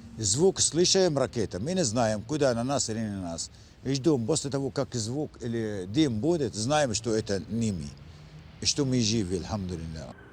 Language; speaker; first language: Russian; non-native, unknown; Arabic